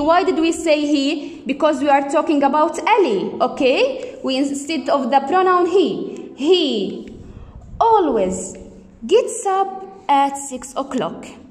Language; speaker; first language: English; non-native, fluent; Arabic